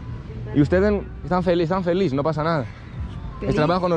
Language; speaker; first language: Spanish; non-native, learner; Greek